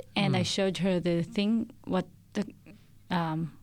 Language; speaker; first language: English; non-native, local second language; Filipino